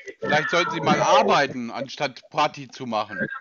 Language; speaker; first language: German; native; German